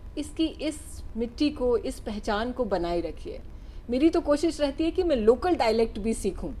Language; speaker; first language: Hindi; native; Hindi